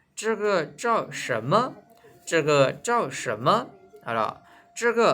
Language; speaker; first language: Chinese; non-native, fluent; Burmese